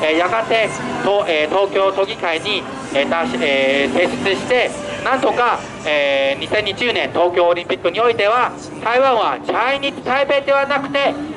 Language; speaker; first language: Japanese; non-native, fluent; Chinese